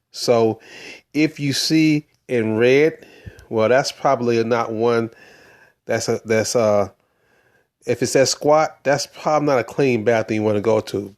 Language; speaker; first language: English; native; English